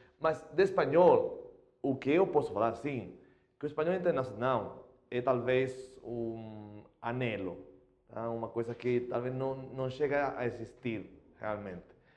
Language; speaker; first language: Portuguese; non-native, fluent; Spanish